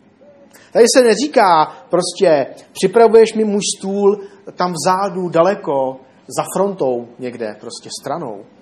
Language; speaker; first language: Czech; native; Czech